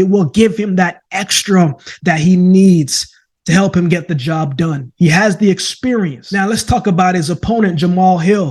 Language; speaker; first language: English; native; English